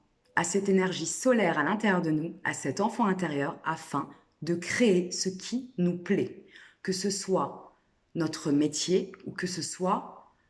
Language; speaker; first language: French; native; French